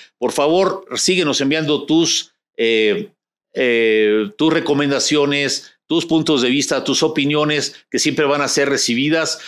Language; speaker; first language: Spanish; native; Spanish